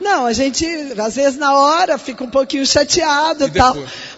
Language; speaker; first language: Portuguese; native; Portuguese